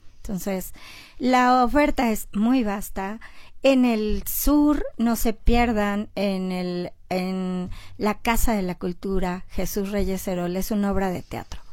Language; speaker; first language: Spanish; native; Spanish